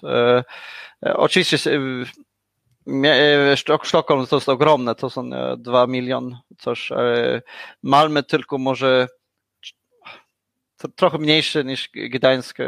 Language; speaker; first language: Polish; non-native, learner; Swedish